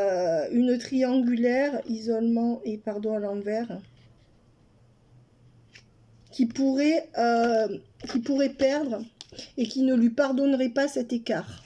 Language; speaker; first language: French; native; French